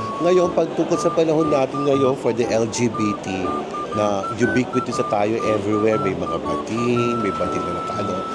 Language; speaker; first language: Filipino; native; Filipino